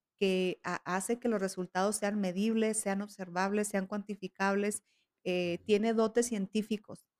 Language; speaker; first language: Spanish; native; Spanish